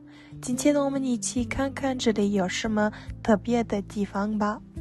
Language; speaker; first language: Chinese; non-native, learner; Russian